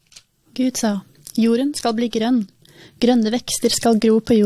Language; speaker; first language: Norwegian; native; Norwegian